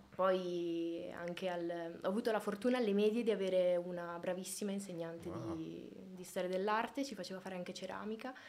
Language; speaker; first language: Italian; native; Italian